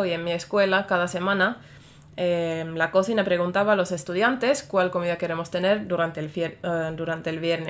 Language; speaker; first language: Spanish; non-native, fluent; Finnish